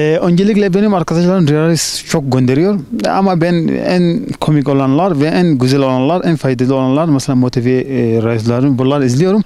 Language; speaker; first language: Turkish; non-native, fluent; Arabic